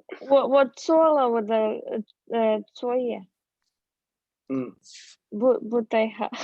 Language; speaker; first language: Chinese; non-native, learner; English